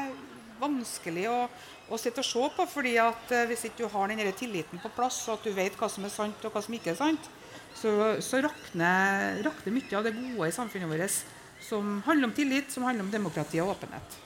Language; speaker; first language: Norwegian; native; Norwegian